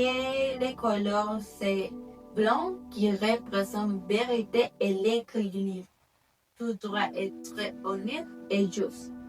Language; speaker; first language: French; non-native, learner; Spanish